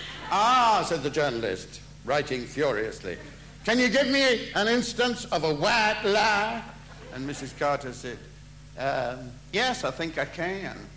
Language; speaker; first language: English; early bilingual, other home language; German